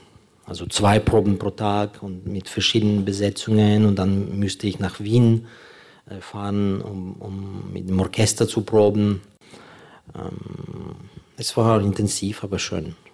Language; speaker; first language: German; non-native, fluent; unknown